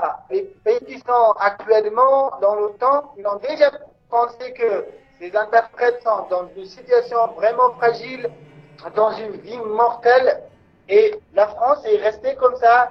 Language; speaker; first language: French; non-native, local second language; Persian